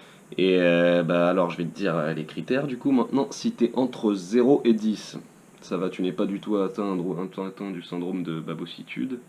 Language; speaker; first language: French; native; French